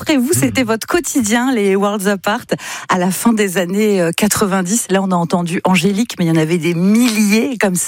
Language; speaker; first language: French; native; French